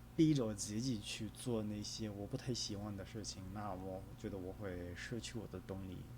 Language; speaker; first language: Chinese; non-native, fluent; English